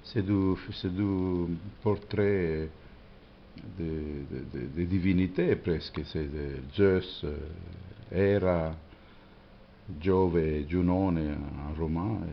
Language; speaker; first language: French; non-native, fluent; Italian